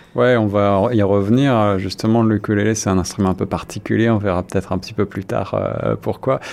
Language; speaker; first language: French; native; French